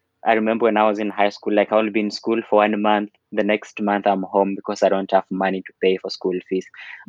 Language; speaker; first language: English; non-native, local second language; Luyia